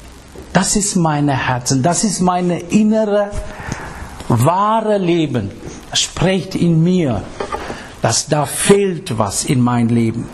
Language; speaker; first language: German; non-native, fluent; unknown